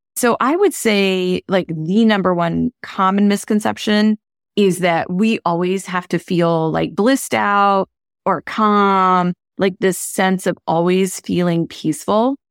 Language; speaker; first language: English; non-native, local second language; Hindi